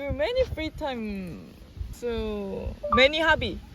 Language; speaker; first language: English; non-native, learner; Korean